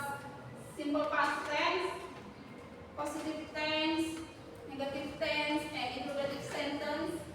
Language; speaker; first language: English; non-native, learner; Indonesian